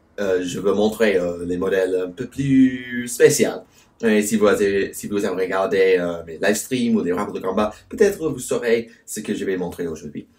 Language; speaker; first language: French; non-native, fluent; English